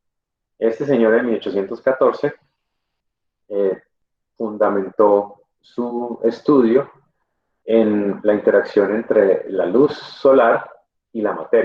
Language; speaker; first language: Spanish; native; Spanish